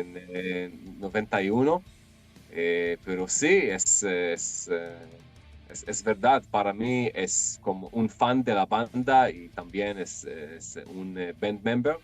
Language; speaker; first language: Spanish; non-native, learner; Hebrew